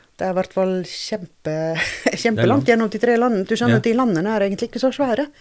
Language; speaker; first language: Norwegian; non-native, fluent; Estonian